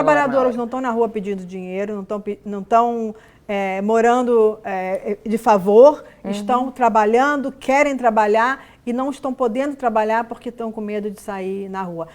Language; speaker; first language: Portuguese; native; Portuguese